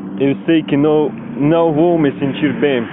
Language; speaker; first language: Portuguese; non-native, learner; Spanish